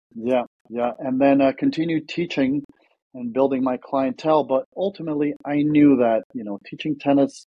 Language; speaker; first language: English; early bilingual, other home language; Russian